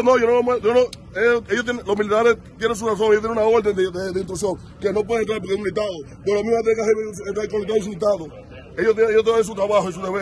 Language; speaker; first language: Spanish; native; Spanish